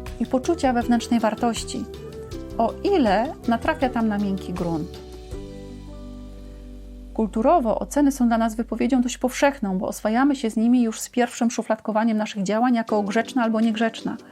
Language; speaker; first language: Polish; native; Polish